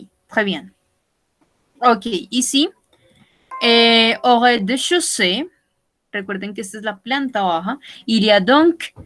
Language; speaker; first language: French; non-native, learner; Spanish